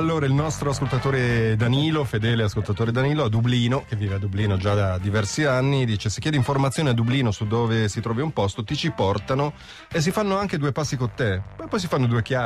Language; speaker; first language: Italian; native; Italian